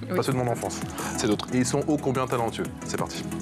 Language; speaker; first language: French; native; French